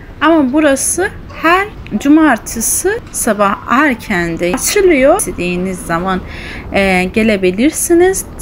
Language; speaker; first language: Turkish; early bilingual, heritage; Turkish